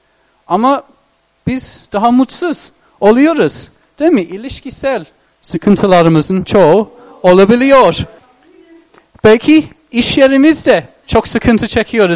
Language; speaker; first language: Turkish; non-native, fluent; English